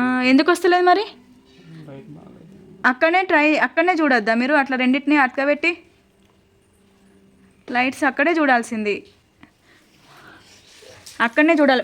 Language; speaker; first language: Telugu; native; Telugu